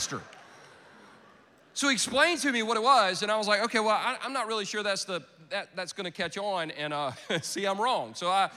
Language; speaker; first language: English; native; English